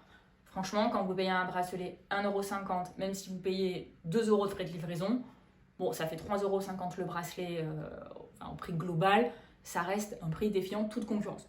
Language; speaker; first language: French; native; French